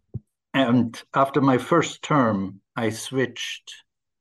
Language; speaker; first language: English; non-native, fluent; German